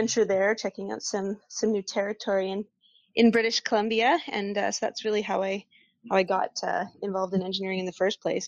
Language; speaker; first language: English; native; English